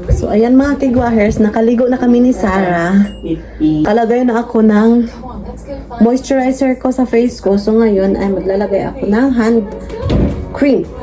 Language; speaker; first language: Filipino; non-native, local second language; Cebuano